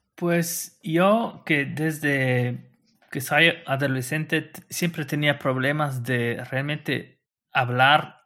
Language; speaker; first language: Spanish; non-native, fluent; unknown